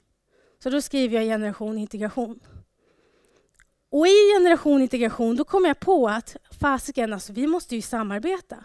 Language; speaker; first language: Swedish; early bilingual, other home language; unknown